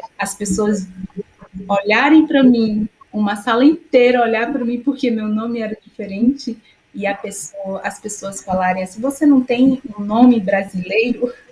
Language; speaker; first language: Portuguese; non-native, local second language; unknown